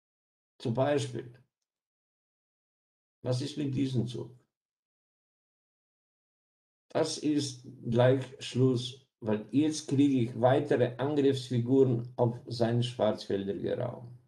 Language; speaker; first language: German; non-native, fluent; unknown